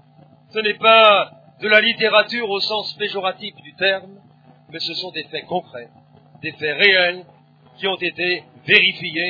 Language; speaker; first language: French; native; French